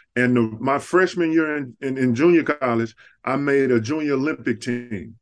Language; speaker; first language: English; native; English